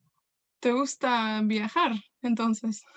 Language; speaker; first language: Spanish; non-native, fluent; Welsh